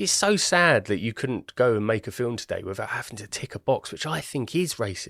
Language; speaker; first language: English; native; English